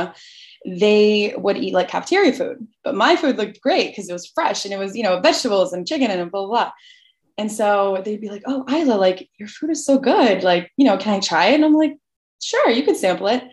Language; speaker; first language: English; early bilingual, other home language; Albanian